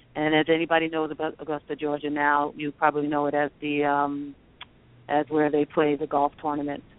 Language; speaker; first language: English; native; English